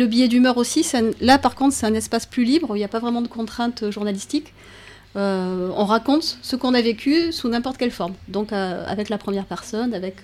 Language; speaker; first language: French; native; French